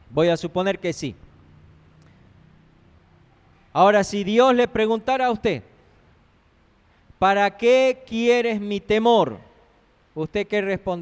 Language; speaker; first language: Spanish; native; Spanish